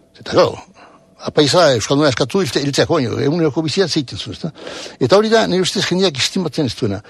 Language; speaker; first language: Basque; non-native, local second language; Spanish